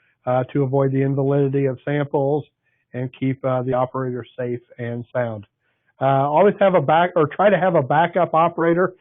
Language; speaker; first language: English; native; English